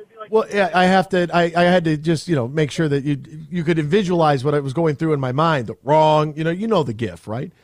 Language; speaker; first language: English; native; English